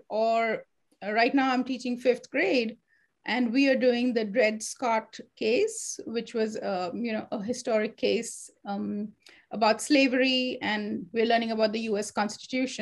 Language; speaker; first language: English; non-native, local second language; Hindi